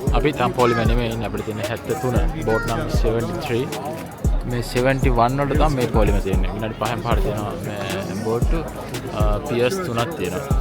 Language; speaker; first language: Sinhala; native; Sinhala